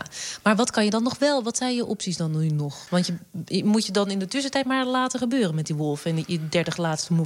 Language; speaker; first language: Dutch; native; Dutch